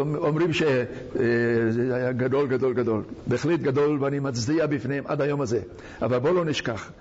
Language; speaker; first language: Hebrew; non-native, fluent; Hungarian